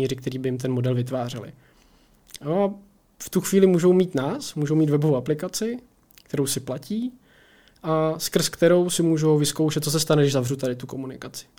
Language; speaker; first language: Czech; native; Czech